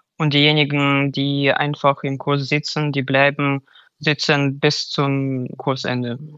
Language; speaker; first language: German; non-native, fluent; Russian